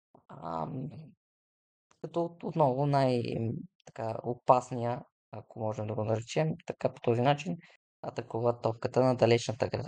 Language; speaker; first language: Bulgarian; native; Bulgarian